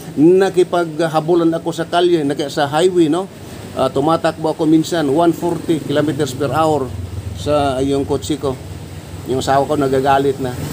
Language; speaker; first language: Filipino; non-native, local second language; Cebuano